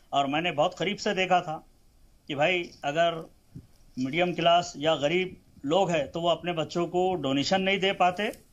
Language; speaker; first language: Hindi; non-native, local second language; Urdu